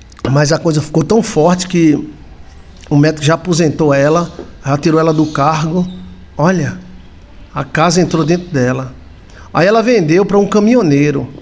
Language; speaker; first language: Portuguese; native; Portuguese